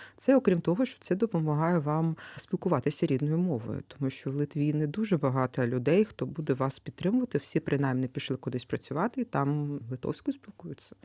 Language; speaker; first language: Ukrainian; native; Ukrainian